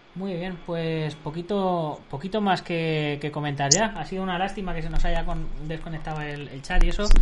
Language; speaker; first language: Spanish; native; Spanish